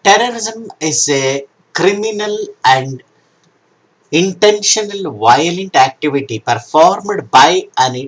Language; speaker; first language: English; non-native, local second language; Kannada